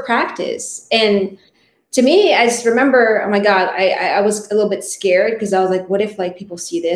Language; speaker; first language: English; non-native, local second language; Filipino